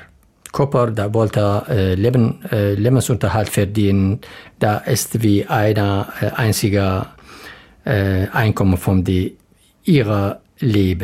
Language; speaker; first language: German; non-native, learner; Arabic